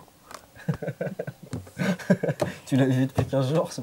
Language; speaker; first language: French; native; French